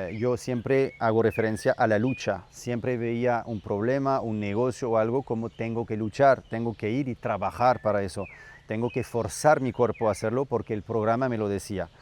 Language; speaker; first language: Spanish; non-native, fluent; French